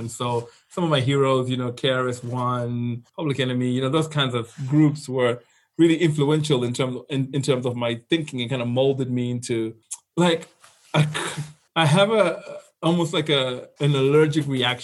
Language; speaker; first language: English; non-native, local second language; Shona